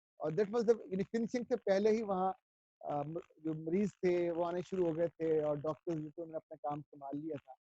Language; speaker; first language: Urdu; non-native, local second language; Punjabi